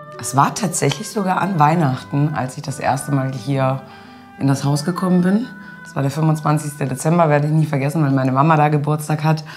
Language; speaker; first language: German; early bilingual, other home language; Italian